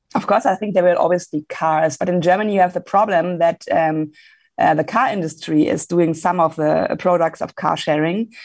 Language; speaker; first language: English; non-native, fluent; German